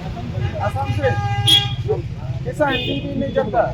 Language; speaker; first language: Hindi; non-native, local second language; Khasi